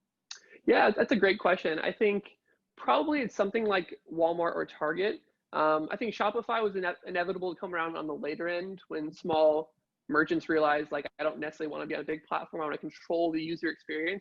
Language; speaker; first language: English; native; English